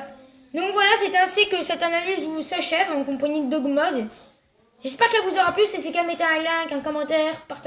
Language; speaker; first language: French; native; French